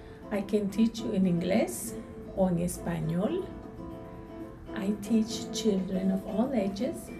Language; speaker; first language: English; non-native, fluent; Spanish